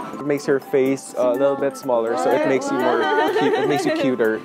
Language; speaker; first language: English; non-native, local second language; Filipino